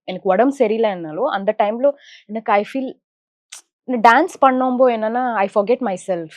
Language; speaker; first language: Tamil; non-native, local second language; Kannada